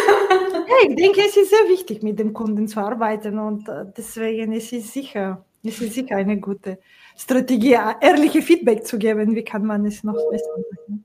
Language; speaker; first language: German; non-native, fluent; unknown